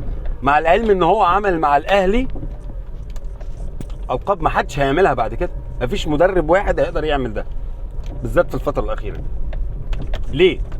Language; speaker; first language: Arabic; native; Arabic